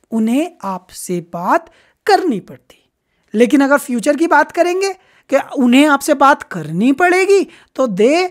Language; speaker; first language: Hindi; native; Hindi